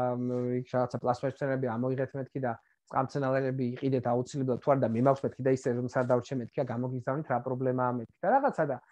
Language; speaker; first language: Georgian; native; Georgian